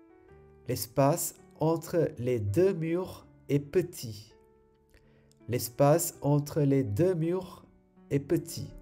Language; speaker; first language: French; non-native, fluent; Sinhala